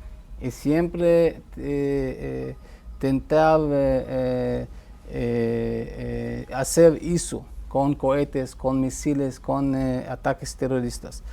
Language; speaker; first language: Spanish; non-native, fluent; Hebrew